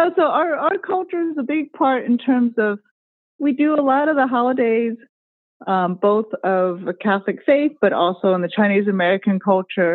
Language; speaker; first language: English; native; English